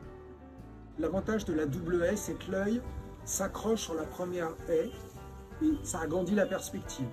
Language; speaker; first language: French; native; French